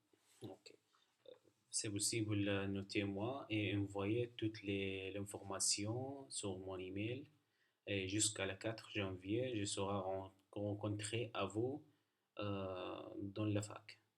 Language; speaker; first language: French; non-native, learner; Arabic